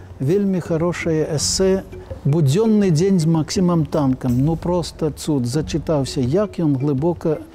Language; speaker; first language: Belarusian; native; Belarusian